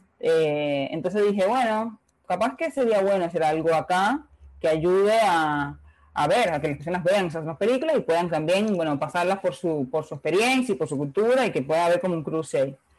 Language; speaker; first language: Spanish; native; Spanish